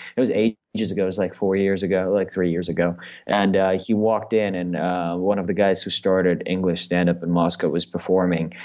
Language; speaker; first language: English; non-native, fluent; Russian